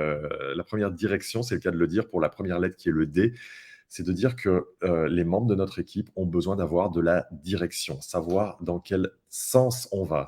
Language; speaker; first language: French; native; French